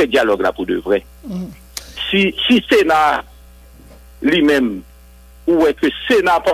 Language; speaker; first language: French; non-native, local second language; Haitian Creole